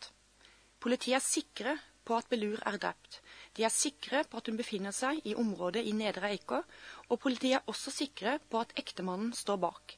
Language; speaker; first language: Norwegian; native; Norwegian